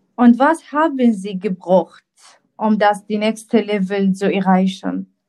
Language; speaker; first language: German; non-native, learner; Arabic